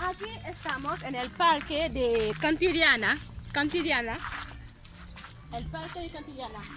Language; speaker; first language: Spanish; non-native, learner; Haitian Creole